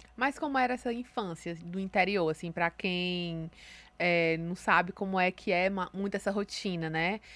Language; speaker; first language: Portuguese; native; Portuguese